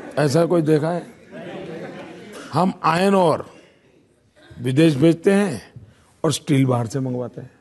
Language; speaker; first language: Hindi; non-native, local second language; Gujarati